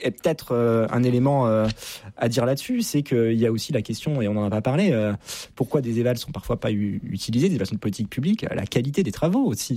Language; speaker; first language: French; native; French